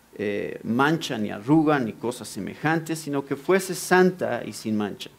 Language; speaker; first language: Spanish; native; Spanish